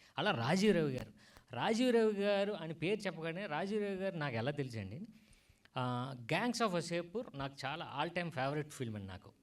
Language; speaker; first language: Telugu; native; Telugu